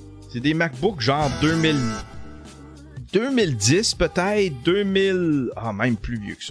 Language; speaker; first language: French; native; French